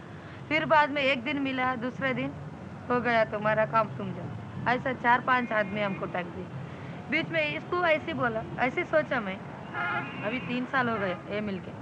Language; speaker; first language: Hindi; non-native, local second language; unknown